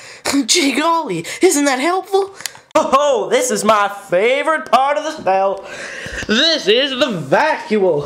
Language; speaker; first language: English; native; English